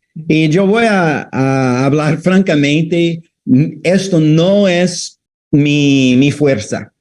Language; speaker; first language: Spanish; non-native, fluent; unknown